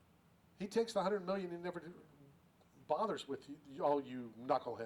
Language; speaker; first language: English; native; English